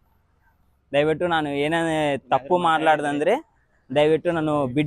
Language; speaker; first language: Kannada; non-native, learner; Telugu